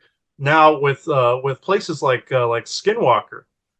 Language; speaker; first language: English; native; English